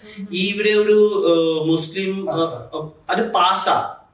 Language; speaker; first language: Malayalam; non-native, fluent; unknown